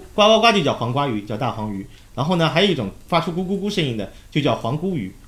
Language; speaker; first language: Chinese; native; Chinese